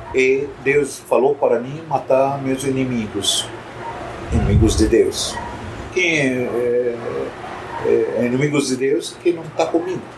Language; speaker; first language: Portuguese; non-native, fluent; Arabic